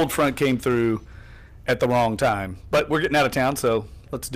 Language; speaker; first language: English; native; English